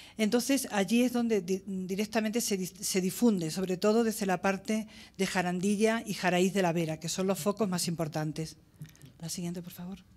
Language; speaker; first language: Spanish; native; Spanish